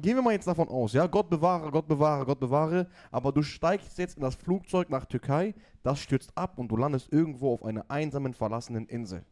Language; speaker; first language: German; native; German